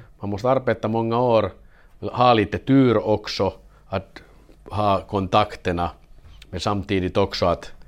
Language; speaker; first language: Swedish; non-native, learner; Finnish